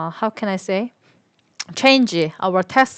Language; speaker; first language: English; non-native, learner; Korean